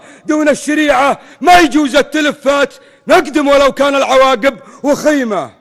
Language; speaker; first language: Arabic; native; Arabic